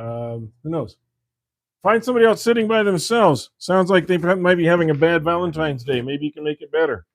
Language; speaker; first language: English; native; English